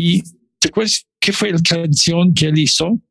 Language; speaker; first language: Spanish; non-native, learner; English